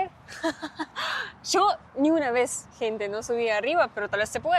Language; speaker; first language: Spanish; non-native, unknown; Russian